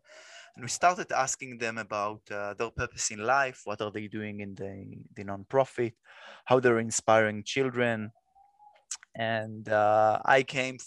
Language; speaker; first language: English; non-native, fluent; Hebrew